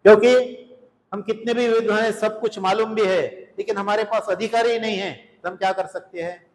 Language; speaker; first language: Hindi; non-native, local second language; Marathi